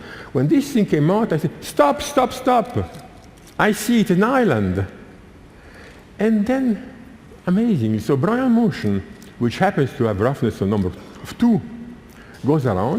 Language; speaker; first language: English; non-native, fluent; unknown